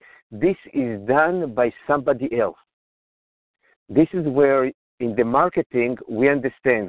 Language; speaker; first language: English; non-native, fluent; Hebrew